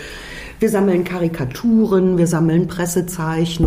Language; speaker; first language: German; native; German